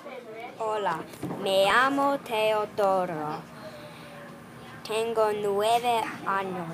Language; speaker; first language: Spanish; non-native, learner; English